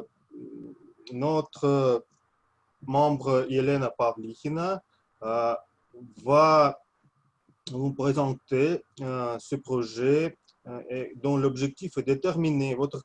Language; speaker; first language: French; non-native, fluent; Russian